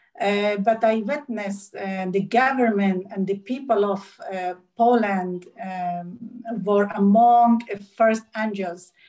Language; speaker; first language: English; non-native, learner; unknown